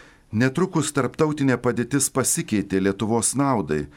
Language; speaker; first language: Lithuanian; native; Lithuanian